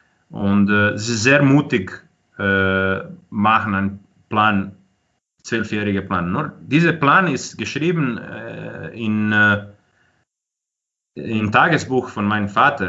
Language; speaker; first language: German; non-native, fluent; Croatian